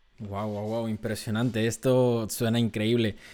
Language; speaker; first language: Spanish; native; Spanish